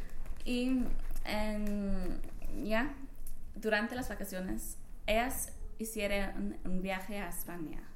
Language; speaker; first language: Spanish; non-native, learner; English